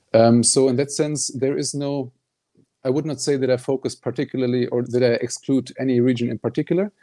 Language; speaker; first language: English; non-native, fluent; German